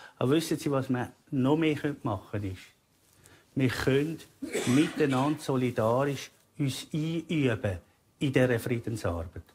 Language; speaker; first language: German; native; German